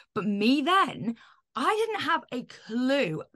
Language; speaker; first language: English; native; English